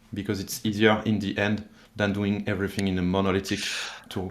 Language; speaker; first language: English; non-native, fluent; French